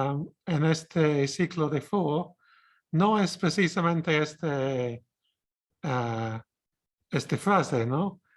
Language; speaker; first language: Spanish; non-native, fluent; English